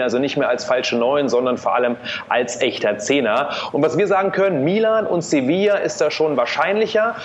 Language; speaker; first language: German; native; German